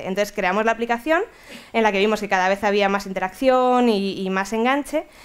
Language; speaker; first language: Spanish; native; Spanish